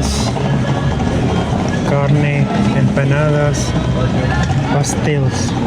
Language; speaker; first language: Spanish; non-native, learner; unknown